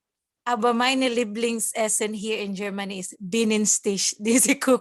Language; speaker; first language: German; non-native, learner; Cebuano